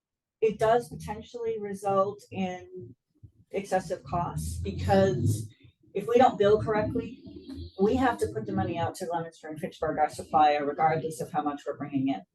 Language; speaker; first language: English; native; English